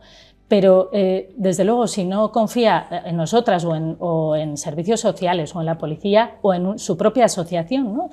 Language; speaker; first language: Spanish; native; Spanish